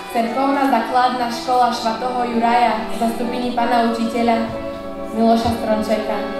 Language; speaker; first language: Slovak; non-native, local second language; Rusyn